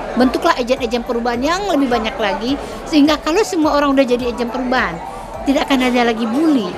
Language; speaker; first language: Indonesian; native; Indonesian